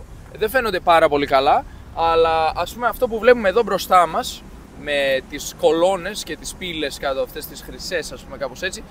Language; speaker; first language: Greek; native; Greek